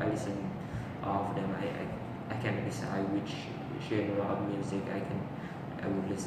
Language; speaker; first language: English; non-native, learner; Vietnamese